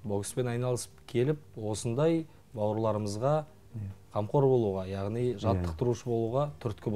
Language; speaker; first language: Kazakh; native; Kazakh